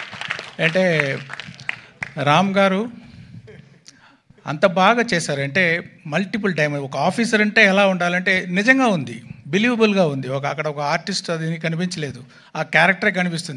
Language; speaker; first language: Telugu; non-native, local second language; Tamil